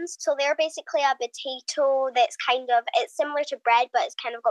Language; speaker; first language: English; native; English